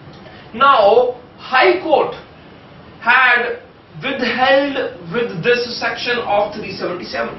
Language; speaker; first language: English; non-native, local second language; Hindi